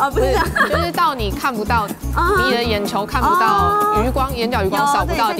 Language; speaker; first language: Chinese; native; Chinese